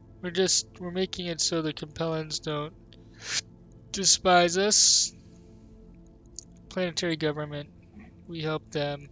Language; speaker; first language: English; native; English